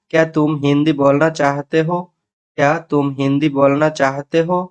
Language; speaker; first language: Hindi; non-native, learner; Bangla